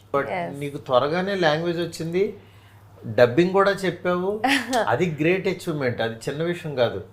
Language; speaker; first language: Telugu; native; Telugu